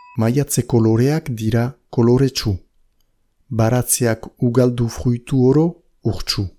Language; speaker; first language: Basque; native; Basque